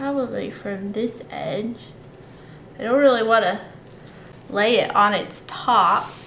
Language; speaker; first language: English; native; English